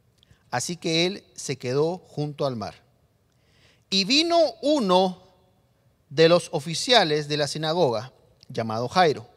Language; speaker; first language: Spanish; native; Spanish